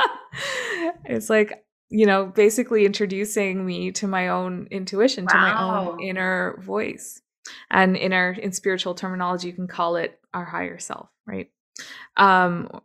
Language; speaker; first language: English; native; English